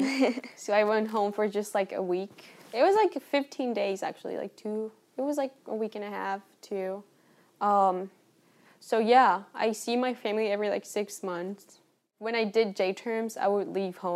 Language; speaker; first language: English; non-native, fluent; Spanish